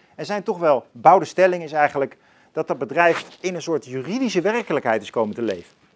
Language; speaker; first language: Dutch; native; Dutch